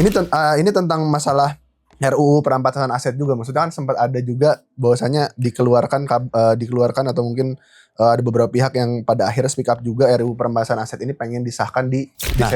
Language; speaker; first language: Indonesian; native; Indonesian